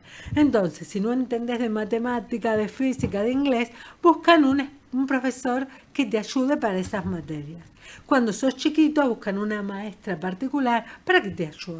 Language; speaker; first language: Spanish; native; Spanish